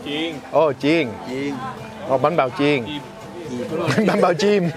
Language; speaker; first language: Vietnamese; non-native, learner; English